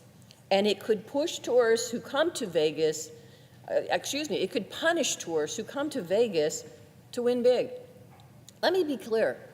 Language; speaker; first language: English; native; English